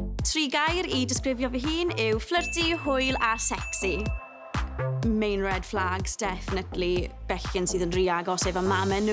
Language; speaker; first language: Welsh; non-native, local second language; English